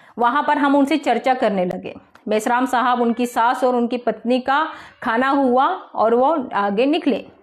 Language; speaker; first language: Hindi; non-native, local second language; Marathi